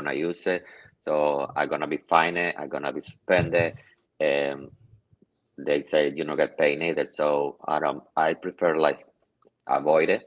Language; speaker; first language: English; non-native, learner; Spanish